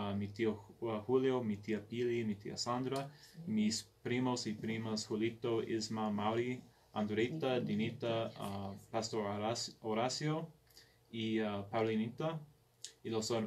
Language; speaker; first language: Spanish; non-native, learner; English